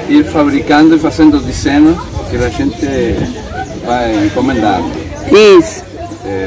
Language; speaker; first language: Portuguese; non-native, learner; Spanish